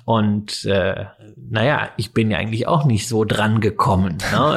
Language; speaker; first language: German; native; German